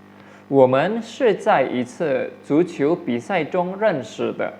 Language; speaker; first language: Chinese; non-native, fluent; Indonesian